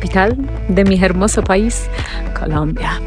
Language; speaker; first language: Spanish; non-native, fluent; Polish